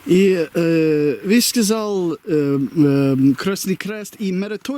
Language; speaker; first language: Russian; non-native, learner; English